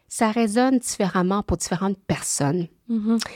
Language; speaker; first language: French; early bilingual, other home language; Vietnamese